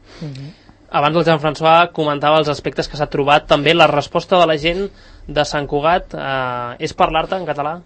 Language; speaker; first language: Catalan; native; Catalan